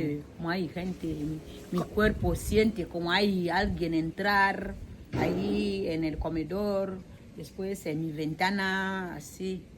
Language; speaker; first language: Spanish; non-native, learner; Filipino